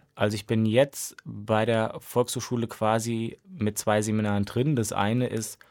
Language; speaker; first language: German; native; German